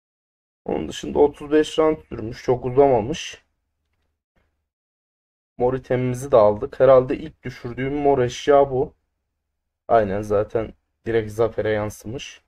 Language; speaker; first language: Turkish; native; Turkish